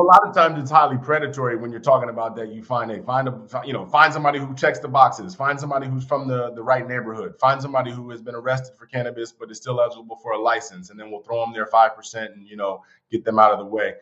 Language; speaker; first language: English; native; English